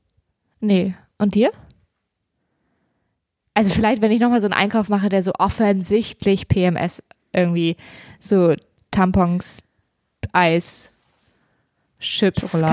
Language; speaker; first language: German; native; German